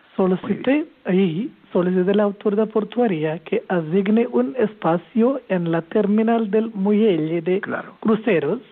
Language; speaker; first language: Spanish; non-native, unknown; Malayalam